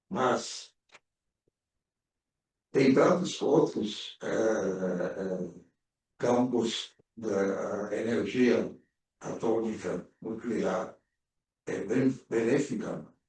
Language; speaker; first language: Portuguese; early bilingual, other home language; German